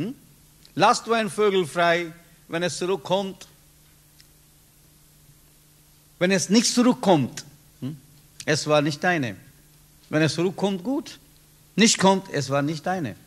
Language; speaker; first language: German; non-native, learner; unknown